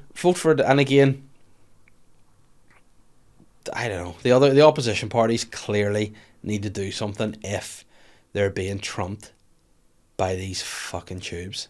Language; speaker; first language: English; native; English